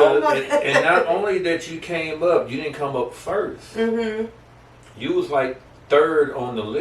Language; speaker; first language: English; native; English